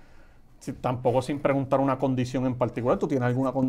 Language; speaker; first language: Spanish; native; Spanish